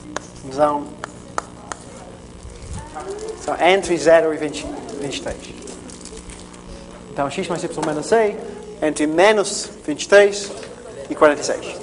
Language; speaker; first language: Portuguese; non-native, fluent; English